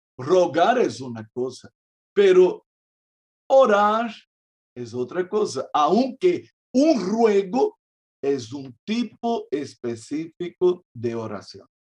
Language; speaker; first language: Spanish; non-native, fluent; Portuguese